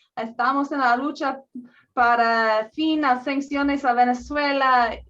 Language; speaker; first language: Spanish; non-native, learner; English